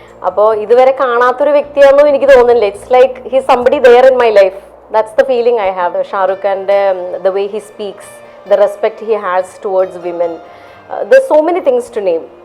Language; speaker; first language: Malayalam; early bilingual, heritage; Malayalam